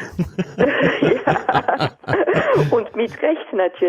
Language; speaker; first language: German; non-native, fluent; Japanese